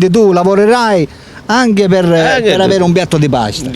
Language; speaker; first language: Italian; native; Italian